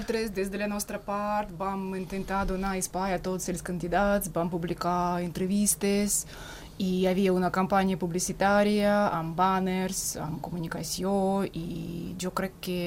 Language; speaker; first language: Catalan; non-native, fluent; Russian